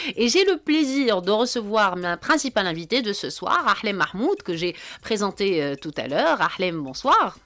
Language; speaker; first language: French; non-native, local second language; Arabic